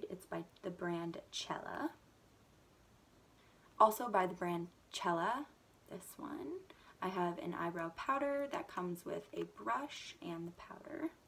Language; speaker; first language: English; native; English